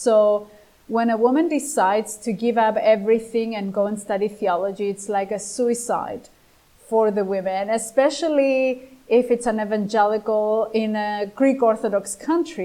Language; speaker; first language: English; non-native, fluent; Greek